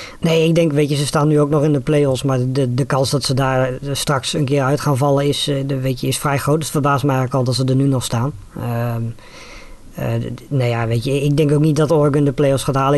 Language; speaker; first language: Dutch; native; Dutch